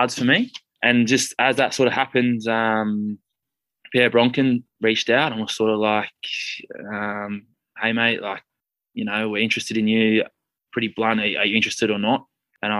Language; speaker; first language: English; native; English